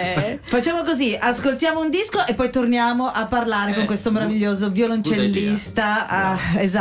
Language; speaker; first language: Italian; native; Italian